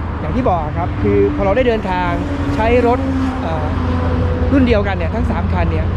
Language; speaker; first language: Thai; native; Thai